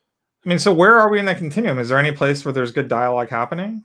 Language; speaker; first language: English; native; English